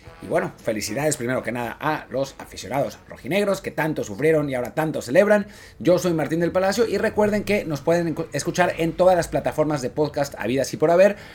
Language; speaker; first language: Spanish; native; Spanish